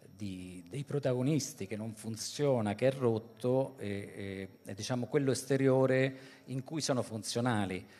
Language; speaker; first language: Italian; native; Italian